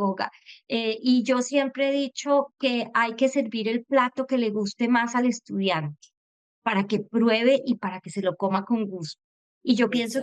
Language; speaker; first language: Spanish; native; Spanish